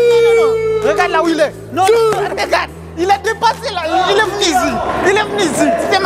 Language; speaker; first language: French; native; French